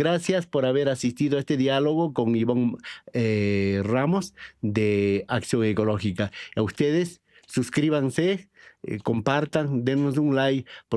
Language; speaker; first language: Spanish; native; Spanish